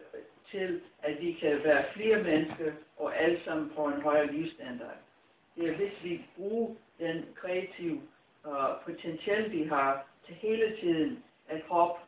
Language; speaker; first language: Danish; non-native, fluent; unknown